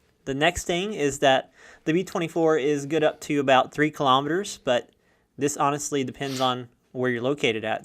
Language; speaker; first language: English; native; English